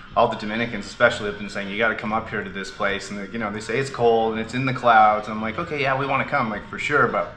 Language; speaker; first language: English; native; English